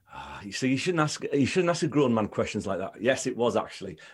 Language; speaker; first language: English; native; English